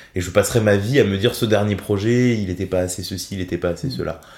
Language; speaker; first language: French; native; French